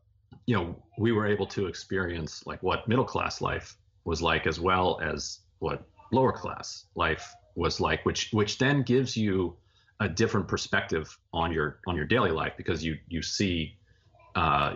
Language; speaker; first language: English; native; English